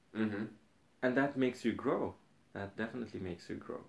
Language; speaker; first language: English; non-native, fluent; Arabic